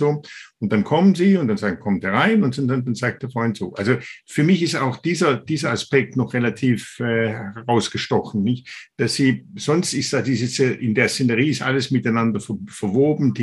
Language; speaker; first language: German; native; German